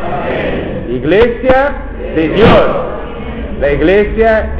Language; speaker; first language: Spanish; non-native, fluent; Portuguese